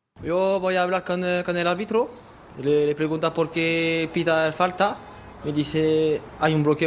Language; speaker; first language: Spanish; non-native, learner; French